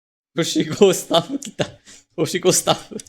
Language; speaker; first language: Japanese; non-native, learner; English